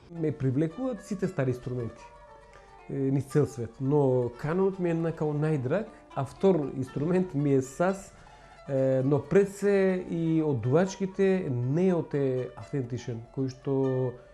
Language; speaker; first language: Macedonian; non-native, local second language; Turkish